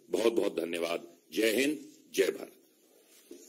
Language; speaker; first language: Hindi; native; Hindi